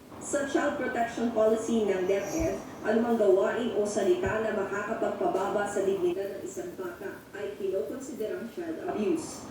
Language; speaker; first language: Filipino; native; Filipino